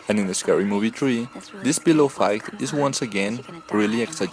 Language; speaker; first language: English; non-native, fluent; Spanish